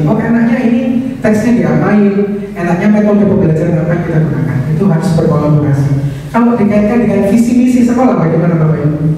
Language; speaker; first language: Indonesian; native; Indonesian